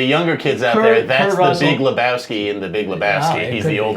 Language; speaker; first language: English; native; English